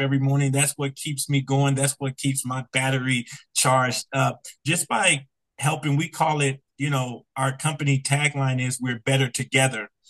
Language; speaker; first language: English; native; English